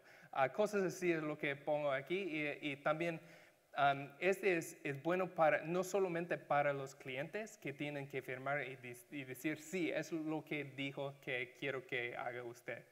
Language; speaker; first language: Spanish; non-native, learner; English